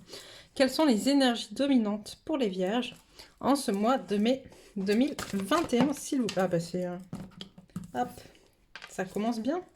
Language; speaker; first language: French; native; French